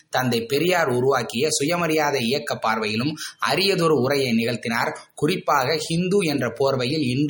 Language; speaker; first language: Tamil; native; Tamil